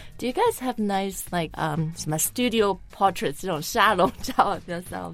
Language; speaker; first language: English; non-native, fluent; Chinese